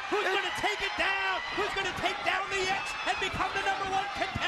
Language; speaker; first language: English; native; English